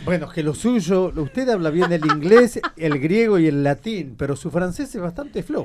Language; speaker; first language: Spanish; native; Spanish